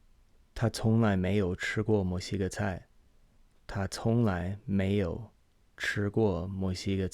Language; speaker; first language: Chinese; non-native, fluent; English